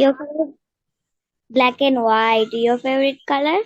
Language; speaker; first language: English; non-native, learner; Tamil